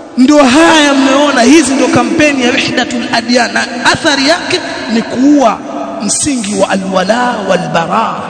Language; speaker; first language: Swahili; native; Swahili